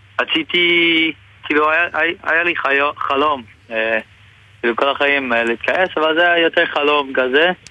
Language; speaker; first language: Hebrew; non-native, fluent; English